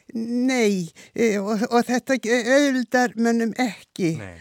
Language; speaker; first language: Icelandic; native; Icelandic